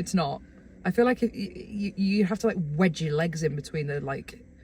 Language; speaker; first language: English; native; English